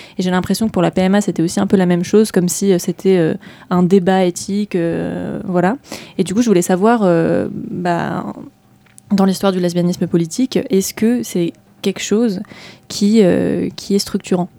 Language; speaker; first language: French; native; French